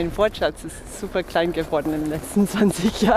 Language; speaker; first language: German; non-native, fluent; English